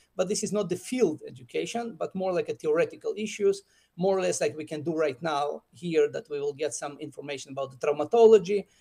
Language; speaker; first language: English; non-native, fluent; Russian